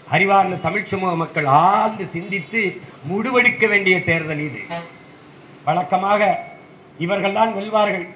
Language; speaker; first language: Tamil; native; Tamil